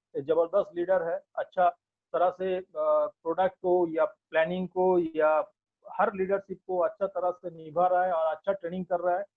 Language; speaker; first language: Hindi; non-native, local second language; Bangla